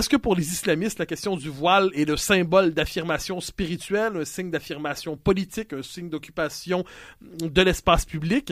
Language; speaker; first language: French; native; French